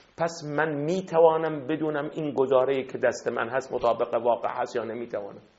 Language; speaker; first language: Persian; non-native, fluent; Arabic